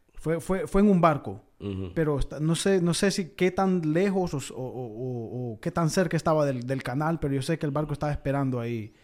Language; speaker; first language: Spanish; native; Spanish